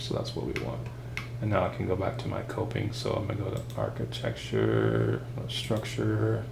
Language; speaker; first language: English; native; English